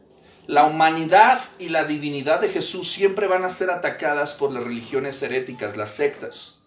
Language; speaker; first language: Spanish; native; Spanish